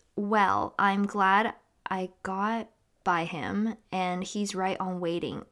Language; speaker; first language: English; native; English